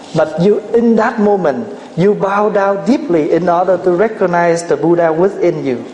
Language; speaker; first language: English; non-native, fluent; Vietnamese